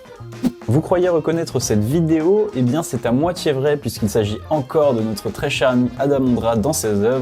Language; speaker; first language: French; native; French